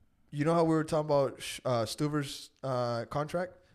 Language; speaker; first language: English; early bilingual, other home language; Spanish